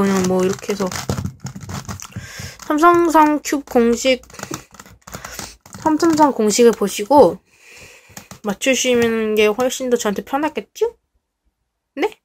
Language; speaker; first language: Korean; native; Korean